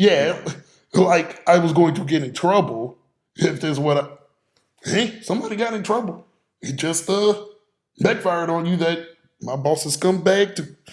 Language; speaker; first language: English; native; English